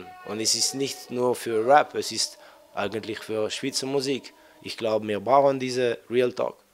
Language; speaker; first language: German; non-native, fluent; French